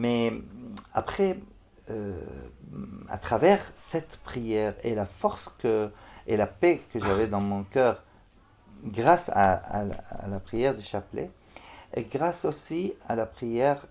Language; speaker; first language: French; non-native, fluent; Arabic